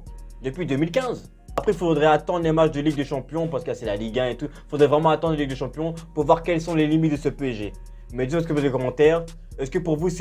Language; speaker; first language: French; native; French